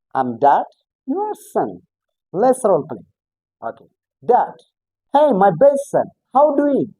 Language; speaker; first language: English; non-native, local second language; Amharic